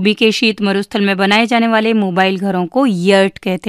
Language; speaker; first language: Hindi; native; Hindi